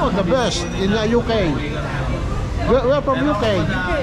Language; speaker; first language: English; non-native, local second language; Filipino